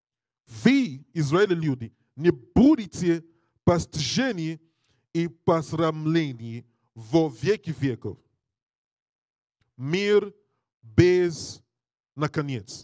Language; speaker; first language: Russian; non-native, learner; English